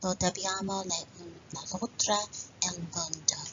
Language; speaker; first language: Italian; non-native, learner; English